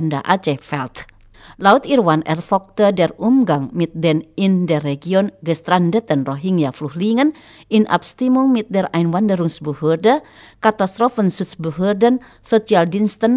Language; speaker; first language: German; non-native, fluent; Indonesian